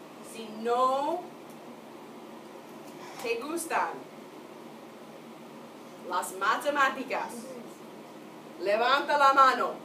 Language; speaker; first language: Spanish; non-native, fluent; English